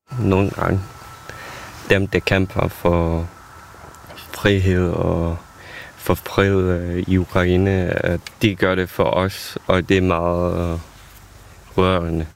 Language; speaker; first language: Danish; non-native, fluent; Ukrainian